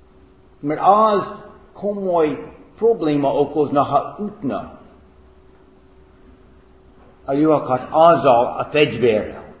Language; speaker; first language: Hungarian; non-native, fluent; English